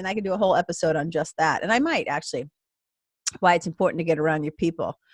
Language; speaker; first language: English; native; English